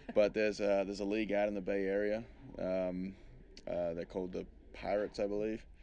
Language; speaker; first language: English; native; English